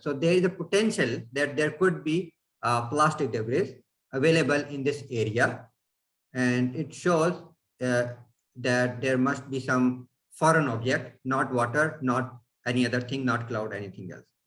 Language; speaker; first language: English; non-native, fluent; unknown